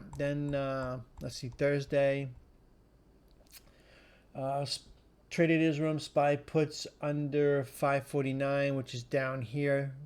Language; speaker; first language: English; native; English